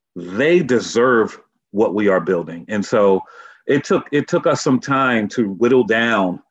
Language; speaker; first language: English; native; English